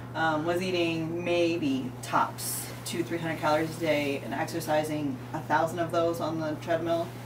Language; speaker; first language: English; native; English